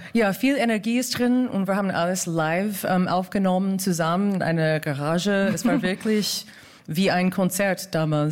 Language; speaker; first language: German; non-native, fluent; English